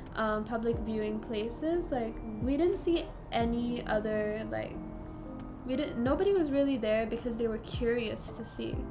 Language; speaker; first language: English; native; English